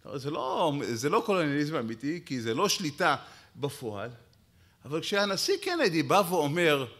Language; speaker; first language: Hebrew; native; Hebrew